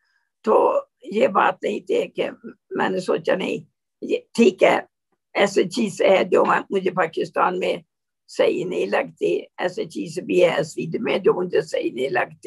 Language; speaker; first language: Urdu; non-native, learner; Swedish